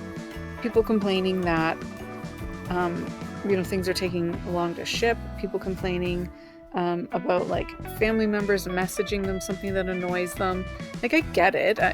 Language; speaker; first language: English; native; English